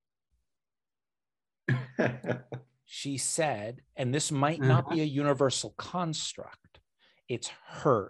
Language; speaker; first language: English; native; English